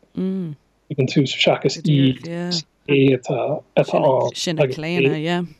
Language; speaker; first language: Irish; non-native, fluent; English